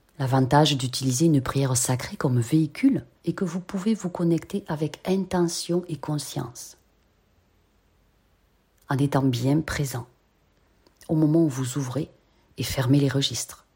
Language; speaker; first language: French; native; French